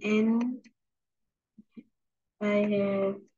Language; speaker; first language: English; non-native, learner; Vietnamese